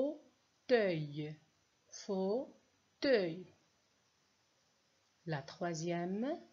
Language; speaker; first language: French; non-native, local second language; Arabic